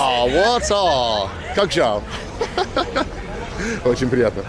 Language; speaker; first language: Russian; non-native, learner; English